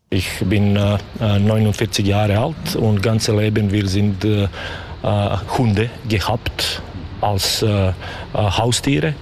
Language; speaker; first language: German; non-native, learner; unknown